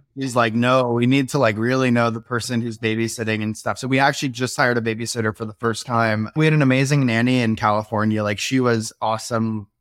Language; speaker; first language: English; native; English